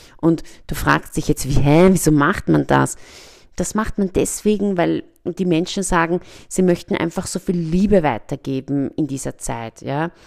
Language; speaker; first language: German; early bilingual, other home language; Persian